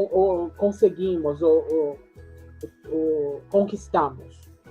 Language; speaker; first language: Spanish; non-native, fluent; Portuguese